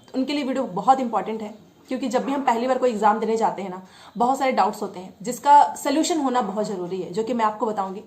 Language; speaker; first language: Hindi; native; Hindi